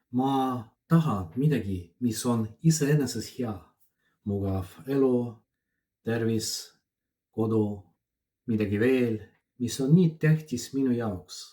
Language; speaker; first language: Estonian; non-native, fluent; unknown